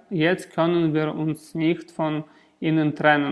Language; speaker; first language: German; non-native, learner; Russian